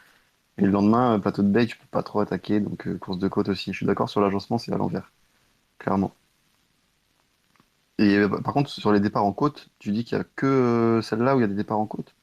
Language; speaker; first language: French; native; French